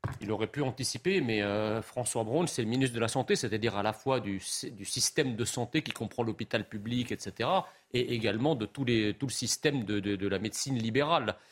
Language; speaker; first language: French; early bilingual, other home language; Arabic